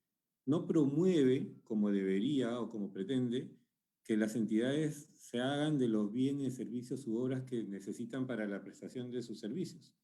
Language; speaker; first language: Spanish; native; Spanish